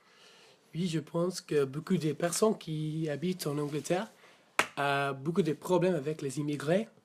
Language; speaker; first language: French; non-native, learner; English